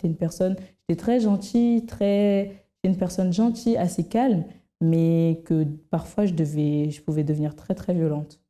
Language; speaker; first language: French; native; French